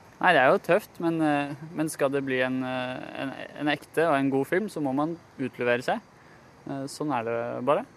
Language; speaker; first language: Norwegian; native; Norwegian